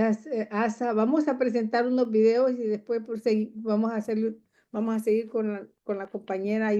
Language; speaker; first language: Spanish; native; Spanish